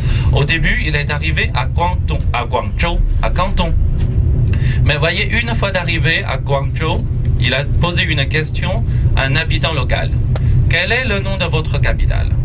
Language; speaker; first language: French; non-native, fluent; Chinese